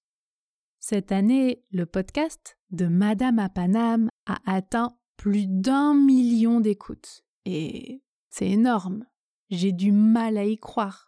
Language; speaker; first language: French; native; French